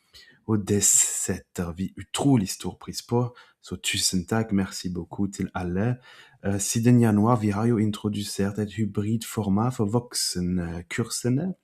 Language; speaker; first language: Norwegian; non-native, fluent; French